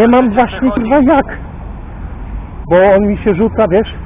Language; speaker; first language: Polish; native; Polish